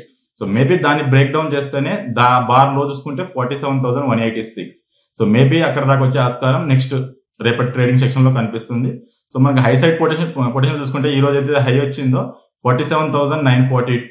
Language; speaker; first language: Telugu; native; Telugu